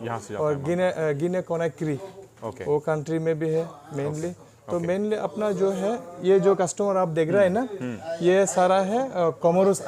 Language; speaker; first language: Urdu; non-native, fluent; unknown